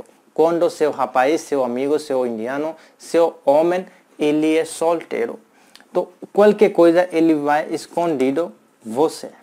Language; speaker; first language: Portuguese; non-native, learner; Hindi